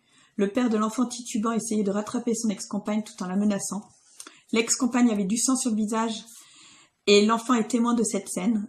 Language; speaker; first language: French; native; French